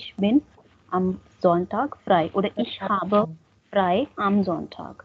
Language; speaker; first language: German; non-native, fluent; Hindi